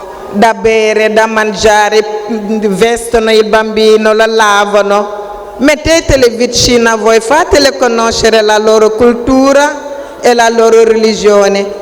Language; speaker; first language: Italian; non-native, fluent; Wolof